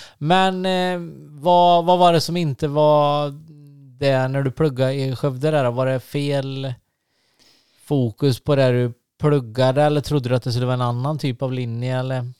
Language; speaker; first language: Swedish; native; Swedish